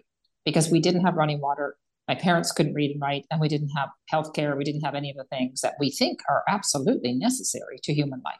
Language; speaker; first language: English; native; English